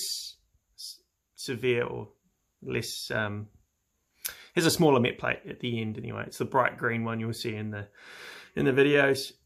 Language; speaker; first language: English; native; English